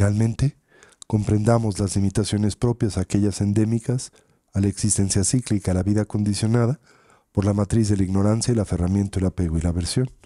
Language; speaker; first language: Spanish; native; Spanish